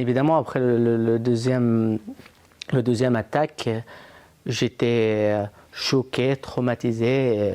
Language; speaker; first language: French; non-native, fluent; Arabic